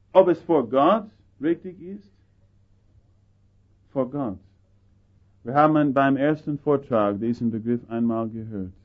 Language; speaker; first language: German; non-native, fluent; English